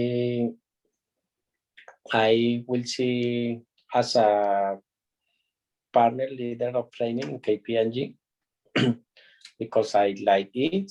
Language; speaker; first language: English; non-native, learner; Spanish